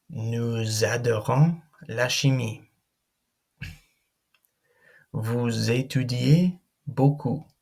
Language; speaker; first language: French; non-native, fluent; English